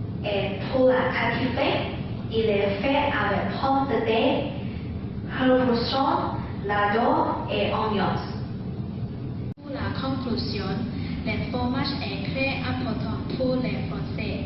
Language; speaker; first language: French; non-native, learner; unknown